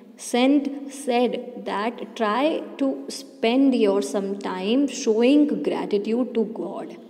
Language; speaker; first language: English; non-native, local second language; Hindi